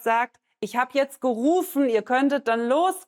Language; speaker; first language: German; native; German